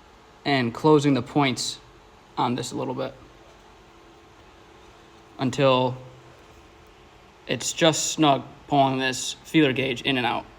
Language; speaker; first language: English; native; English